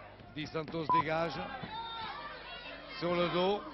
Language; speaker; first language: French; native; French